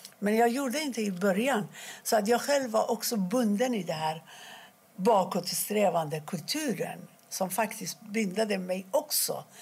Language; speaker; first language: Swedish; non-native, fluent; Persian